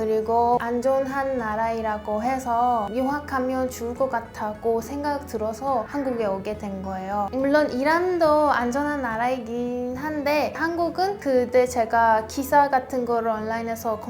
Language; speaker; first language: Korean; non-native, fluent; Persian